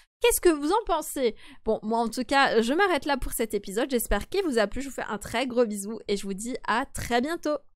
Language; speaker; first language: French; native; French